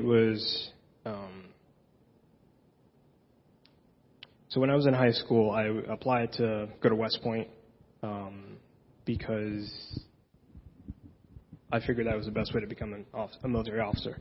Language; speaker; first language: English; early bilingual, other home language; Spanish